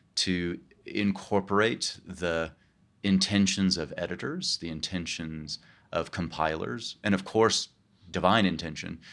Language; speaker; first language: English; native; English